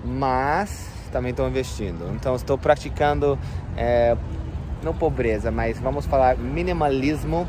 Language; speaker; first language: Portuguese; non-native, fluent; English